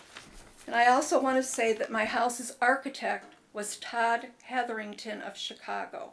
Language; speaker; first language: English; native; English